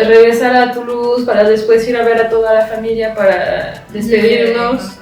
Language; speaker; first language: Spanish; non-native, fluent; French